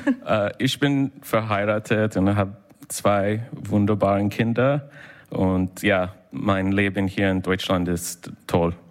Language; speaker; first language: German; non-native, learner; English